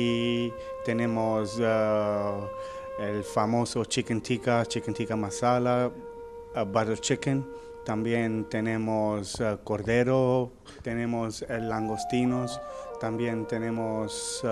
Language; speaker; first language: Spanish; non-native, learner; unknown